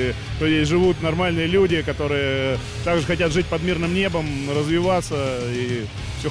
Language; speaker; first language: Russian; native; Russian